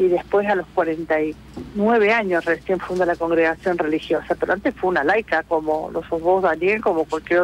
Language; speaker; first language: Spanish; native; Spanish